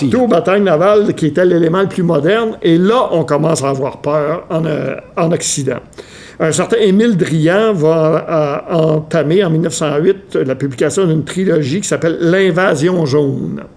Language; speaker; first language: French; native; French